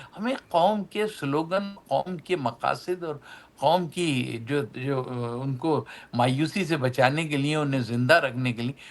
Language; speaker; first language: Urdu; native; Urdu